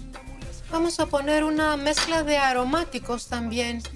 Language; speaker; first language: Spanish; non-native, fluent; Greek